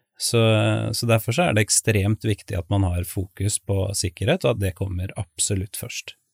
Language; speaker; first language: Norwegian; native; Norwegian